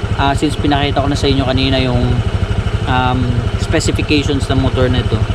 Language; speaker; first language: Filipino; non-native, local second language; Cebuano